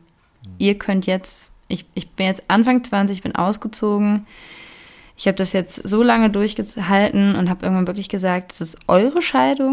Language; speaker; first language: German; native; German